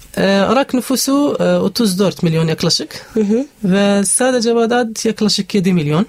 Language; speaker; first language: Turkish; non-native, fluent; Arabic